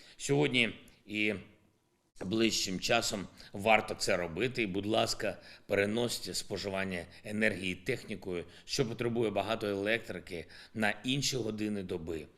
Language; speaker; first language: Ukrainian; non-native, local second language; Russian